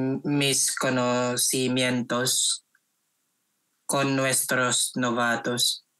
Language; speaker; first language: Spanish; non-native, learner; Filipino